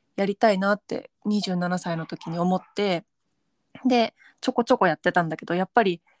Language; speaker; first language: Japanese; native; Japanese